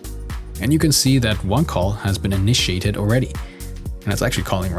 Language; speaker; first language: English; native; English